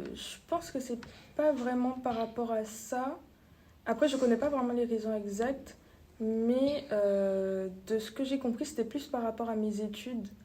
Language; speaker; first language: French; native; French